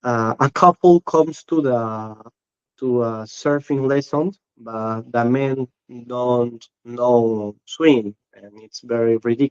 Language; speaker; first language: English; non-native, learner; Spanish